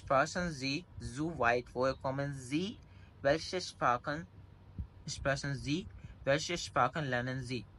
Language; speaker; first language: German; non-native, learner; Hindi